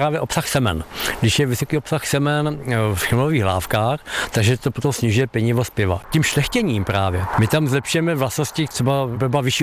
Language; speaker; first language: Czech; native; Czech